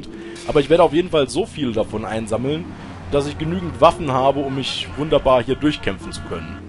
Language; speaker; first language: German; native; German